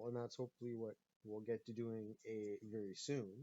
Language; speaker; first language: English; native; English